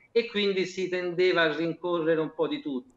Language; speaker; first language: Italian; native; Italian